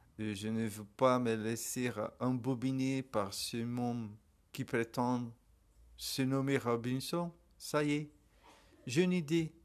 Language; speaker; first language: French; non-native, learner; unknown